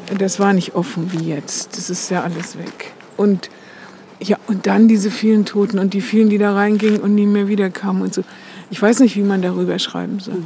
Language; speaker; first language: German; native; German